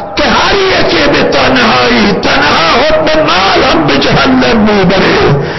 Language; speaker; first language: Persian; non-native, local second language; Baluchi